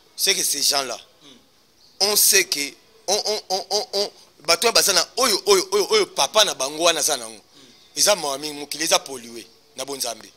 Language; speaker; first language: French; non-native, local second language; Lingala